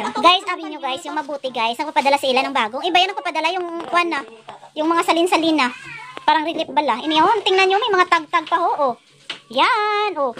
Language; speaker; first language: Filipino; non-native, local second language; Hiligaynon